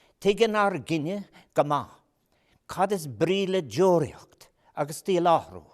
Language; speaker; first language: Irish; non-native, local second language; English